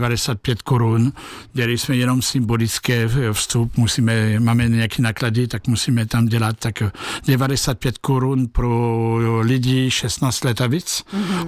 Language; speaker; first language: Czech; non-native, fluent; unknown